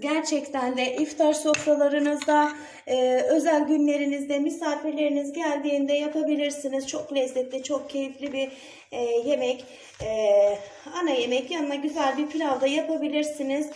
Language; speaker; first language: Turkish; native; Turkish